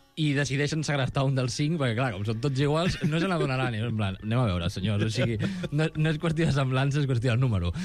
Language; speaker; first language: Catalan; native; Catalan